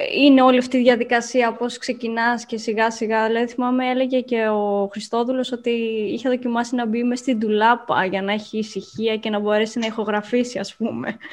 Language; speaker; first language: Greek; native; Greek